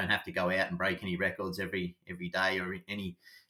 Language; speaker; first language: English; native; English